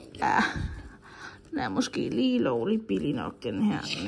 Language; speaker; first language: Danish; native; Danish